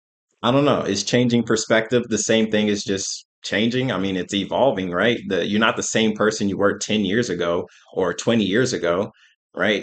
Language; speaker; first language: English; native; English